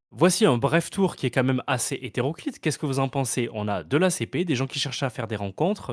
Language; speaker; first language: French; native; French